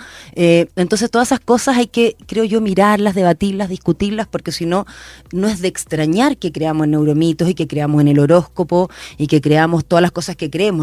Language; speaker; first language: Spanish; native; Spanish